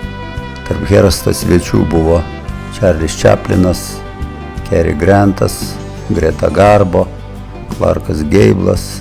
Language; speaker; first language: Lithuanian; native; Lithuanian